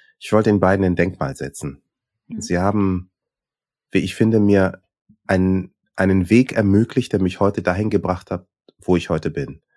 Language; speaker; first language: German; early bilingual, other home language; Swahili